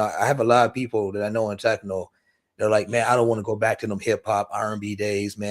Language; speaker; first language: English; native; English